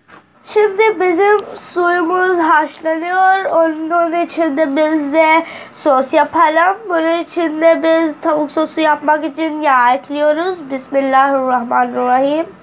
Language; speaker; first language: Turkish; non-native, learner; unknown